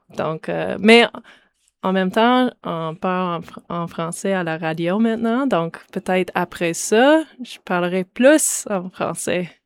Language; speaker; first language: French; non-native, local second language; English